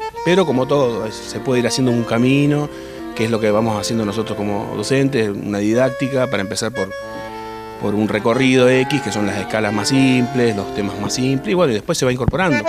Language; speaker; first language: Spanish; native; Spanish